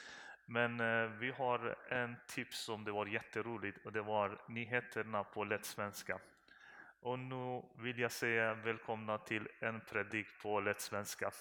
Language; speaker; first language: Swedish; non-native, learner; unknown